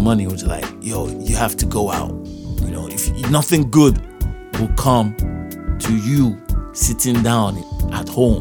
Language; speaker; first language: English; non-native, local second language; Yoruba